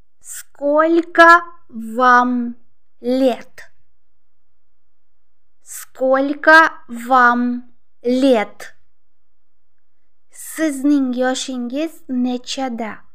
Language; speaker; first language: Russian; non-native, local second language; Uzbek